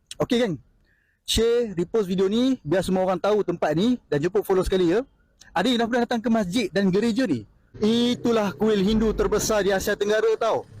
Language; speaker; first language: Malay; native; Malay